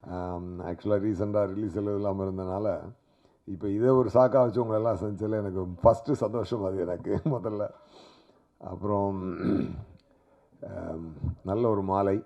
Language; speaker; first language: Tamil; native; Tamil